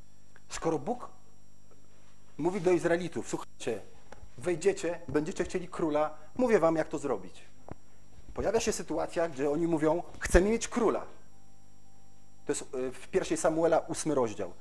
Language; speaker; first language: Polish; native; Polish